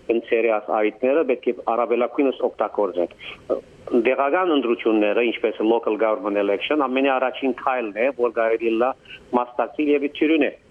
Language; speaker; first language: Armenian; early bilingual, heritage; Armenian